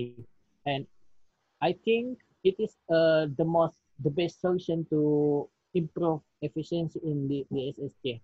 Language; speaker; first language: English; non-native, learner; Indonesian